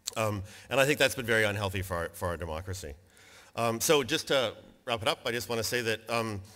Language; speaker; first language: English; native; English